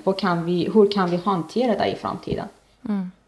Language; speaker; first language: Swedish; non-native, fluent; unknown